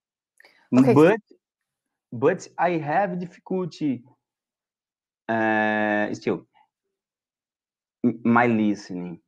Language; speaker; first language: English; non-native, learner; Portuguese